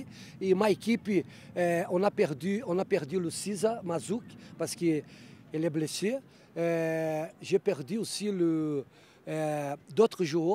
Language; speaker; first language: French; non-native, fluent; Portuguese